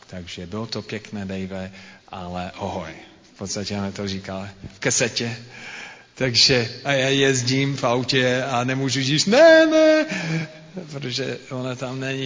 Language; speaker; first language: Czech; non-native, fluent; English